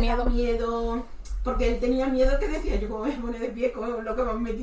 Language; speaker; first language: Spanish; native; Spanish